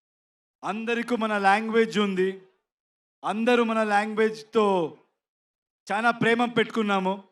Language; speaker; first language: Telugu; non-native, learner; Kannada